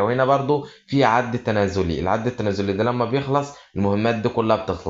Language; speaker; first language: Arabic; native; Arabic